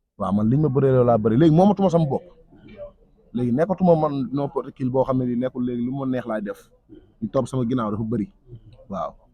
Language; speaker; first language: Wolof; non-native, local second language; Fula